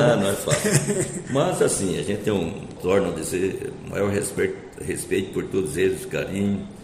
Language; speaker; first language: Portuguese; native; Portuguese